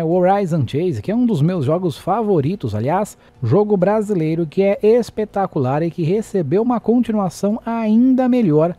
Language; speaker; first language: Portuguese; native; Portuguese